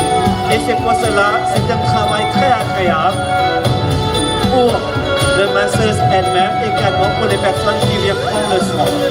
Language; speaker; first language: French; non-native, fluent; Thai